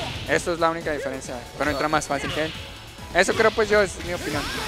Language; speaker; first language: Spanish; native; Spanish